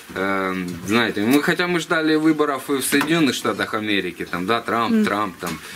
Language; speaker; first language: Russian; native; Russian